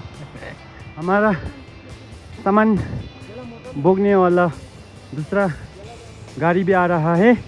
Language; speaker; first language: Hindi; non-native, local second language; Nepali